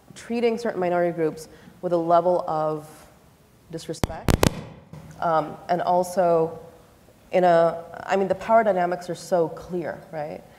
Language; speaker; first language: English; native; English